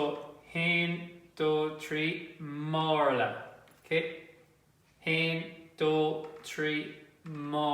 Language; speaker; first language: Irish; non-native, local second language; English